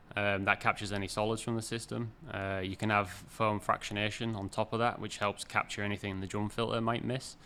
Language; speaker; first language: English; native; English